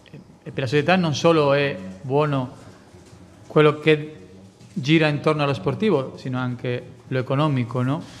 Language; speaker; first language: Italian; non-native, fluent; Spanish